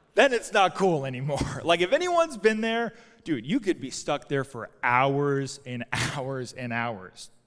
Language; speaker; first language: English; native; English